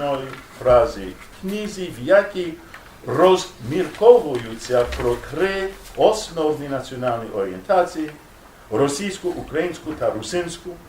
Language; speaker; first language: Ukrainian; non-native, learner; English